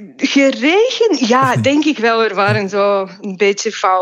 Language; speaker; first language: Dutch; non-native, fluent; Bulgarian